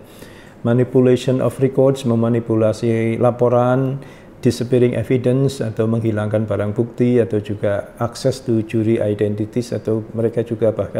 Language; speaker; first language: Indonesian; native; Indonesian